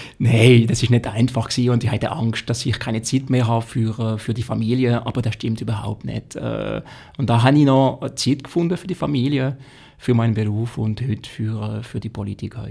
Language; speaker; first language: German; non-native, local second language; French